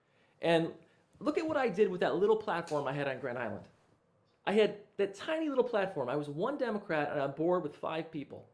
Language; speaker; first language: English; native; English